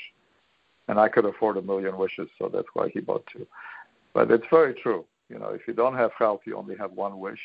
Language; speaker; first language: English; non-native, fluent; Polish